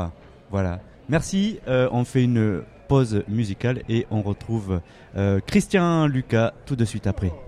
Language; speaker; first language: French; native; French